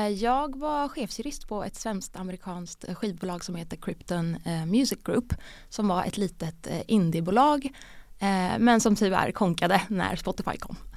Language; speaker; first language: Swedish; early bilingual, other home language; Bosnian